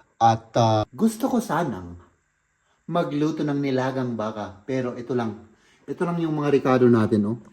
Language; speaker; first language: Filipino; native; Filipino